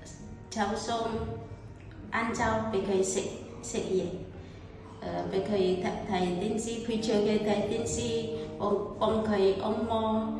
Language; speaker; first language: Cantonese; non-native, fluent; Indonesian